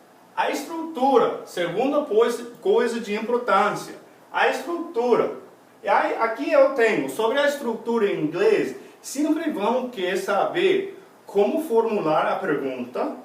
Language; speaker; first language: Portuguese; non-native, fluent; English